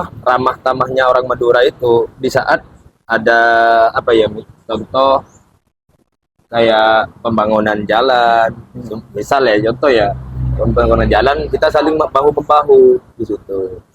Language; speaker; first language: Indonesian; non-native, local second language; Madurese